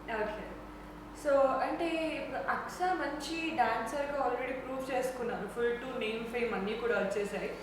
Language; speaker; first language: Telugu; native; Telugu